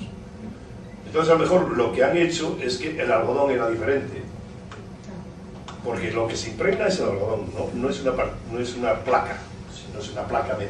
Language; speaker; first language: Spanish; native; Spanish